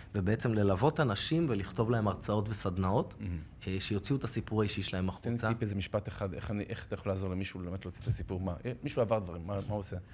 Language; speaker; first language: Hebrew; native; Hebrew